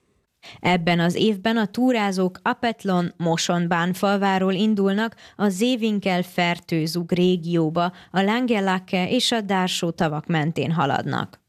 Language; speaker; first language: Hungarian; native; Hungarian